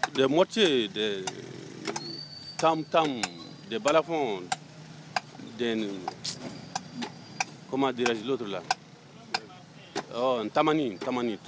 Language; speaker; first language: French; non-native, local second language; Bambara